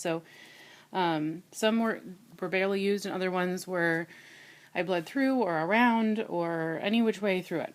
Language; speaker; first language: English; native; English